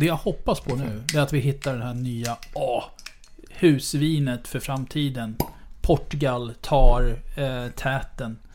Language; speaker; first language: Swedish; native; Swedish